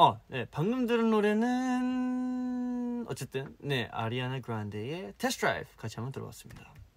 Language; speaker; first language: Korean; early bilingual, heritage; Korean